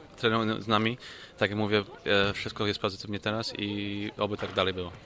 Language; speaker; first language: Polish; early bilingual, heritage; English